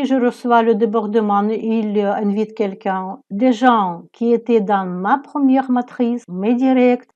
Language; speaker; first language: French; non-native, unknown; Ukrainian